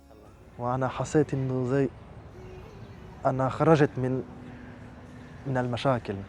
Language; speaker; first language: Arabic; non-native, fluent; French